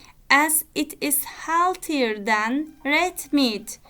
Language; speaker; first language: English; non-native, fluent; Turkish